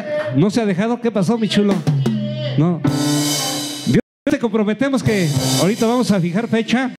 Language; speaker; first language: Spanish; native; Spanish